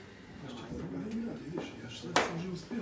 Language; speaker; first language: Russian; non-native, learner; Serbian